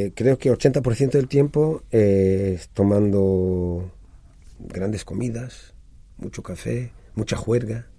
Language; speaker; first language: Spanish; early bilingual, other home language; Hebrew